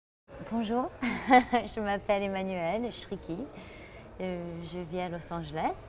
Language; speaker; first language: French; non-native, fluent; English